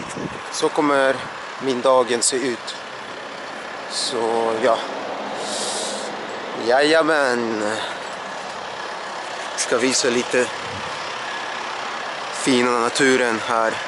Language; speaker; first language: Swedish; non-native, learner; Russian